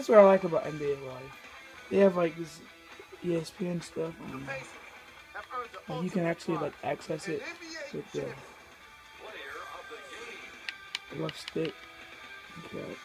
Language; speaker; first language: English; native; English